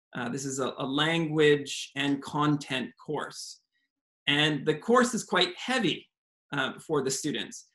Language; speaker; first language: English; native; English